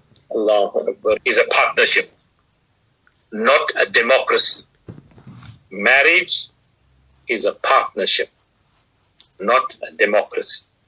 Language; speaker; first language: English; early bilingual, other home language; Urdu